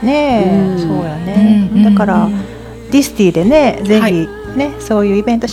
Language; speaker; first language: Japanese; native; Japanese